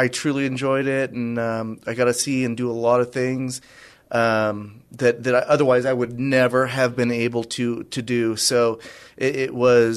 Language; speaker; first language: English; native; English